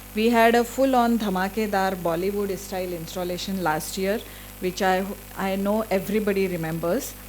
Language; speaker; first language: English; non-native, local second language; Marathi